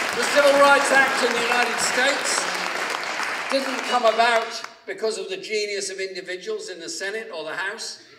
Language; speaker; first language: English; native; English